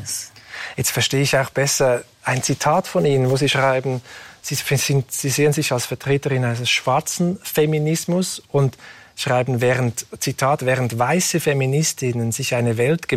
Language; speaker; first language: German; native; German